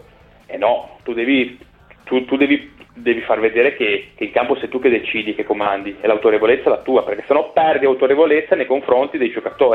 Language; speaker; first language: Italian; native; Italian